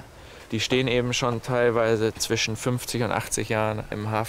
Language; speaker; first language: German; native; German